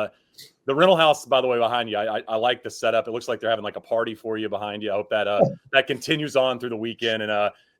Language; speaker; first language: English; native; English